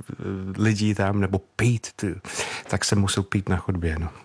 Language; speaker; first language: Czech; non-native, fluent; English